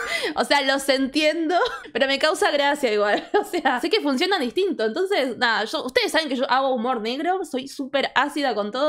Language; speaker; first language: Spanish; native; Spanish